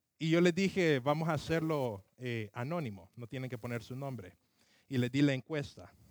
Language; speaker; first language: Spanish; early bilingual, other home language; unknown